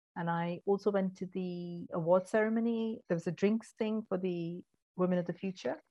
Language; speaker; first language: English; non-native, local second language; Malayalam